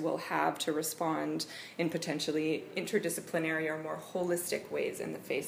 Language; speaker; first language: English; native; English